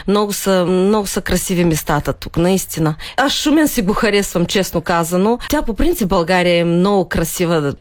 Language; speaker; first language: Bulgarian; early bilingual, heritage; Bulgarian